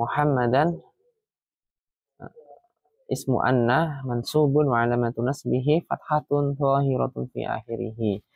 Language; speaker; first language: Arabic; non-native, fluent; Indonesian